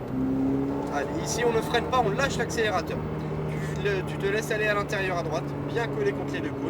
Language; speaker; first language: French; native; French